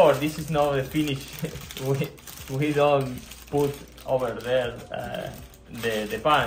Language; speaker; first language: English; non-native, learner; Spanish